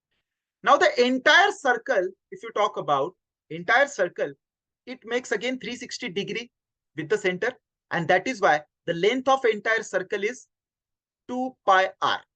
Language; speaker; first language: English; non-native, local second language; Hindi